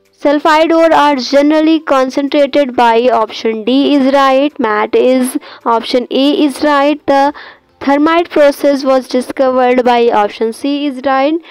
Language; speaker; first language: English; non-native, local second language; Hindi